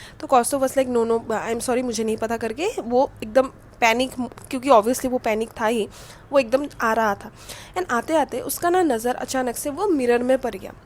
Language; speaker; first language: Hindi; non-native, local second language; Bangla